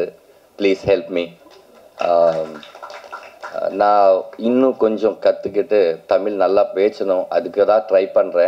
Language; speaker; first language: Tamil; non-native, learner; Telugu